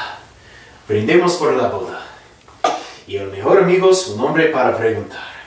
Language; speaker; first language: Spanish; non-native, learner; English